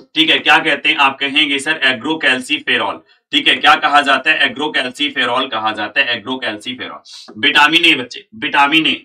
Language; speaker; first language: Hindi; native; Hindi